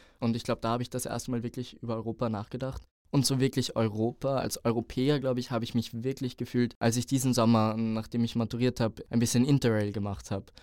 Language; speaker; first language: German; native; German